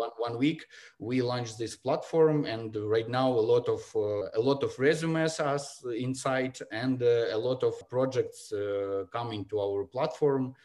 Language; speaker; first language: English; non-native, learner; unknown